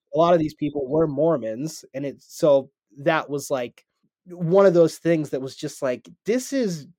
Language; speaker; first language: English; native; English